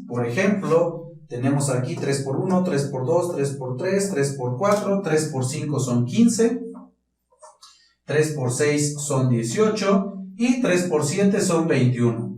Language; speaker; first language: Spanish; native; Spanish